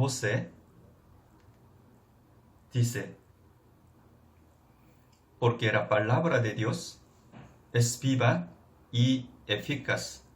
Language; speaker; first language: Spanish; non-native, fluent; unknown